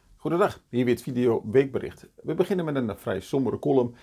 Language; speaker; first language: Dutch; native; Dutch